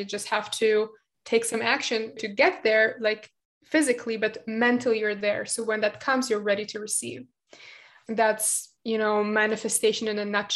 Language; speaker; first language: English; non-native, fluent; German